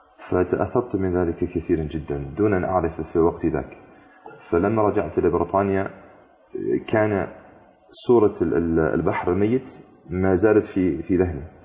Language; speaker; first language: Arabic; non-native, fluent; English